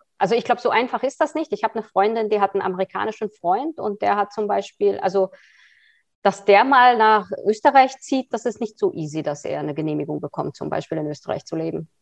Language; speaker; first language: German; early bilingual, other home language; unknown